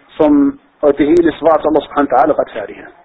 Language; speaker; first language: Danish; non-native, fluent; Arabic